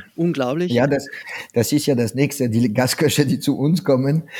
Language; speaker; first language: German; non-native, fluent; French